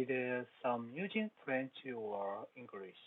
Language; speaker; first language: English; non-native, learner; Korean